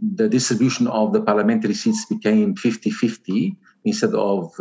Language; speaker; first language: English; non-native, fluent; Arabic